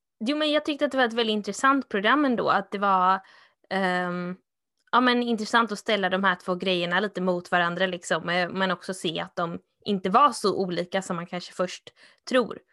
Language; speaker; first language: Swedish; native; Swedish